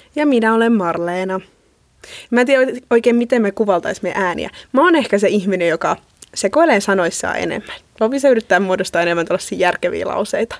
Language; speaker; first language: Finnish; native; Finnish